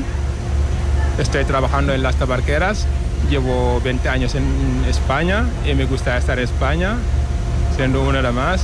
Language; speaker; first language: Spanish; non-native, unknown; Wolof